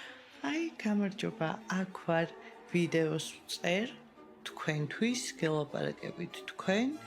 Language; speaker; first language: Georgian; native; Georgian